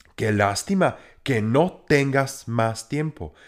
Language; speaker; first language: Spanish; non-native, fluent; Czech